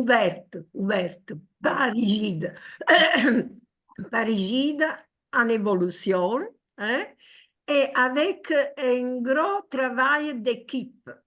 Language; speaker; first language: French; non-native, fluent; Italian